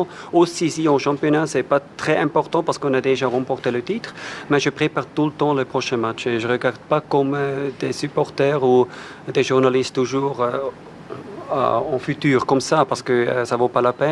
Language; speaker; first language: French; non-native, fluent; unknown